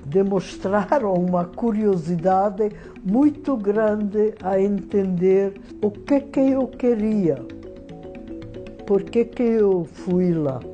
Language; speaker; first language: Portuguese; non-native, fluent; Hungarian